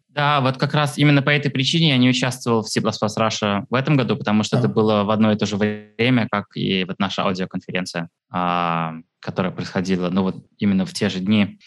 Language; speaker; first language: Russian; early bilingual, heritage; Russian